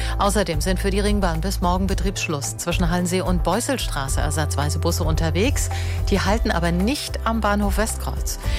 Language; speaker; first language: German; native; German